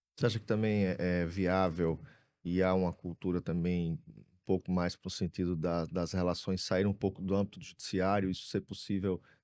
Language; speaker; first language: Portuguese; native; Portuguese